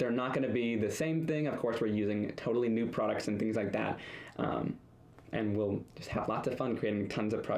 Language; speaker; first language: English; native; English